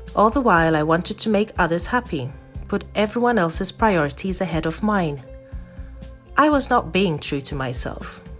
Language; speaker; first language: English; non-native, fluent; Maltese